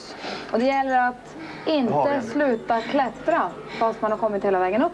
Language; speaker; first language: Swedish; native; Swedish